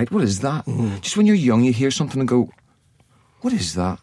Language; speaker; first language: English; native; English